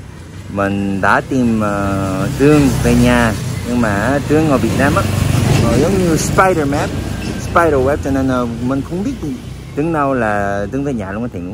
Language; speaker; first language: Vietnamese; non-native, learner; Korean